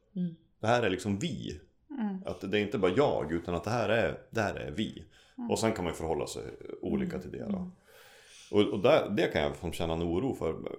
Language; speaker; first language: Swedish; native; Swedish